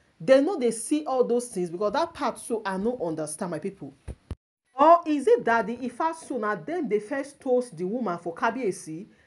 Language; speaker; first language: Nigerian Pidgin; non-native, local second language; Yoruba